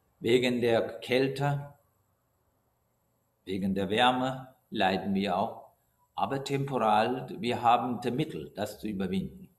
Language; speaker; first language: German; non-native, fluent; Sinhala